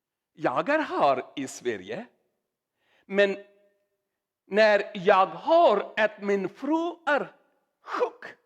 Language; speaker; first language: Swedish; non-native, learner; Urdu